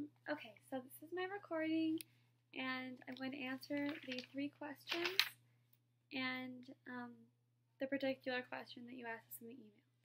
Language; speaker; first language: English; native; English